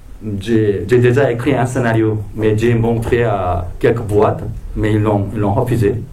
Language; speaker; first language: French; non-native, fluent; Korean